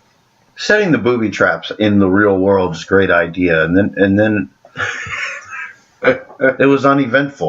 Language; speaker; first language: English; native; English